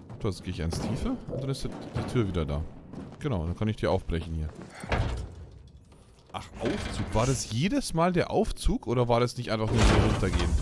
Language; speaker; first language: German; native; German